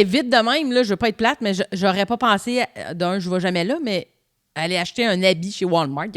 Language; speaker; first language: French; native; French